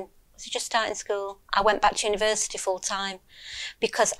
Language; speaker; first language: English; native; English